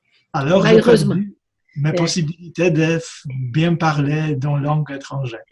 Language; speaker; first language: French; non-native, fluent; Polish